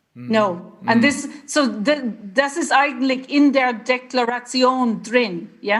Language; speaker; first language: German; non-native, fluent; English